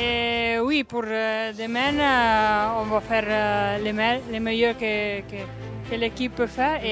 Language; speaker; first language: French; non-native, learner; Italian